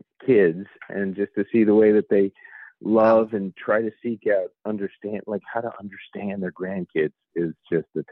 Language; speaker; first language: English; native; English